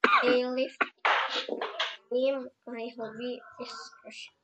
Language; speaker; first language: English; non-native, learner; Indonesian